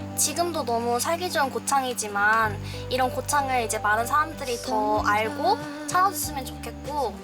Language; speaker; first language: Korean; native; Korean